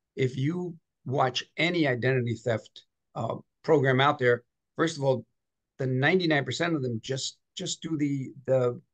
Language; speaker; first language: English; native; English